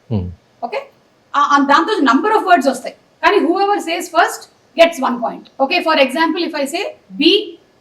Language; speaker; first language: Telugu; native; Telugu